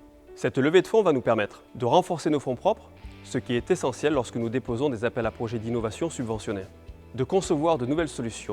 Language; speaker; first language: French; native; French